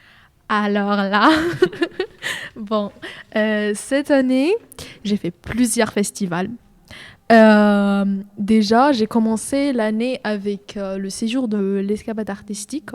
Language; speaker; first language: French; non-native, fluent; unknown